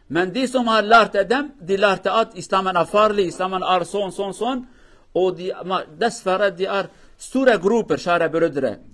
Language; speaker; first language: Norwegian; non-native, learner; Kurdish